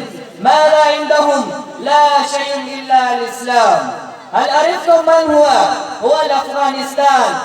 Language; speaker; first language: Arabic; non-native, learner; Urdu